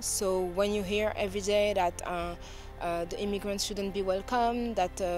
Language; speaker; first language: English; non-native, fluent; French